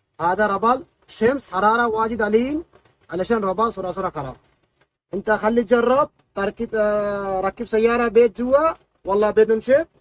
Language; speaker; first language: Arabic; non-native, learner; Bangla